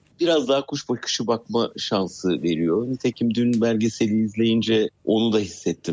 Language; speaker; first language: Turkish; native; Turkish